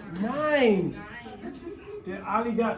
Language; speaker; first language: German; non-native, fluent; English